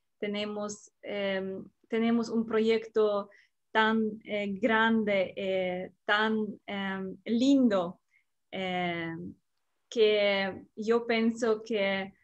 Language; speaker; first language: Spanish; non-native, learner; Russian